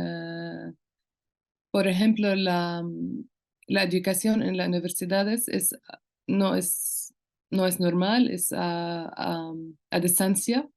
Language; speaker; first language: Spanish; non-native, local second language; Arabic